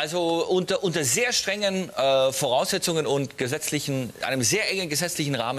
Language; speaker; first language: German; native; German